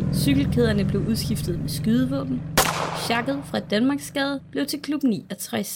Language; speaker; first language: Danish; native; Danish